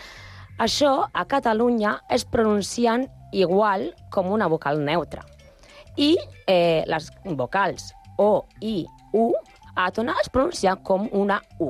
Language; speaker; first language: Catalan; non-native, learner; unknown